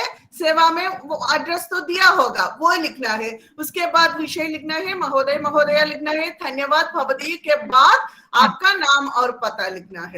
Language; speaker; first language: Hindi; non-native, fluent; Malayalam